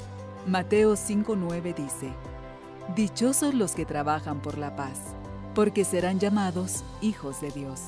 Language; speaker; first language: Spanish; native; Spanish